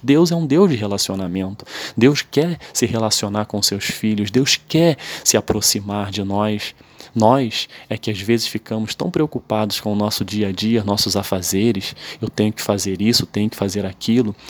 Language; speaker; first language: Portuguese; native; Portuguese